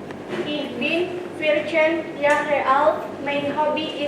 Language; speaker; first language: German; non-native, learner; Indonesian